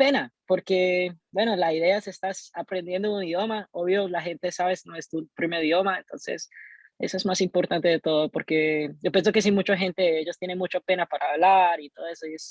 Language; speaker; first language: Spanish; non-native, learner; English